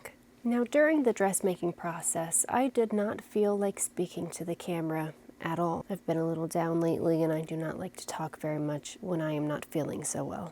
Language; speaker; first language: English; native; English